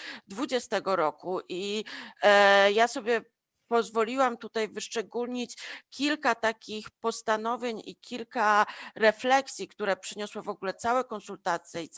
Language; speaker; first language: Polish; native; Polish